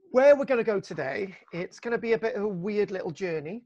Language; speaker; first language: English; native; English